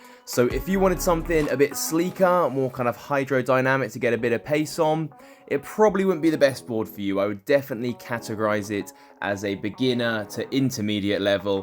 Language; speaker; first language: English; native; English